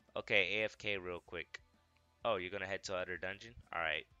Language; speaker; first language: English; native; English